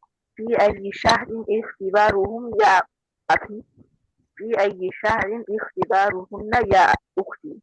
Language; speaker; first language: Arabic; non-native, learner; Bangla